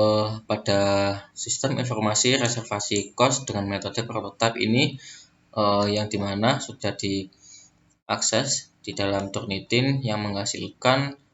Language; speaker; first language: Indonesian; native; Indonesian